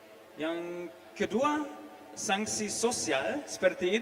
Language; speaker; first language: Indonesian; non-native, fluent; German